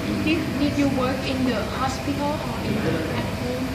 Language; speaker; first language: English; non-native, learner; Thai